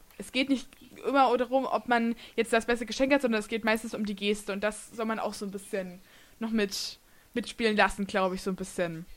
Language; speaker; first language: German; native; German